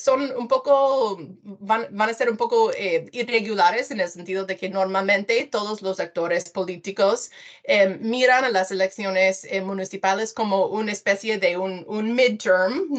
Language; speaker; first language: Spanish; non-native, fluent; English